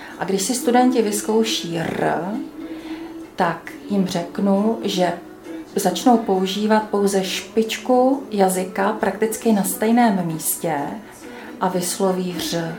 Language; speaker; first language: Czech; native; Czech